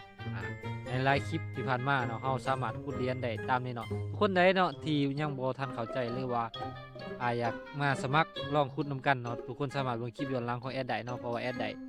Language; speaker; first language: Thai; non-native, local second language; Northeastern Thai